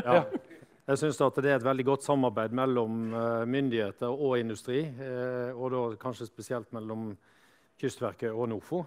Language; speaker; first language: Norwegian; native; Norwegian